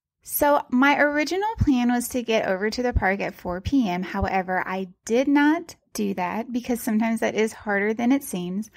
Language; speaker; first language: English; native; English